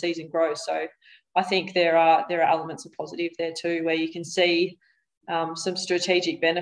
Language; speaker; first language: English; native; English